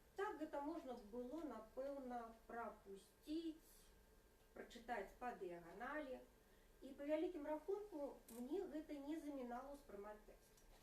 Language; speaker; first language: Belarusian; non-native, local second language; Russian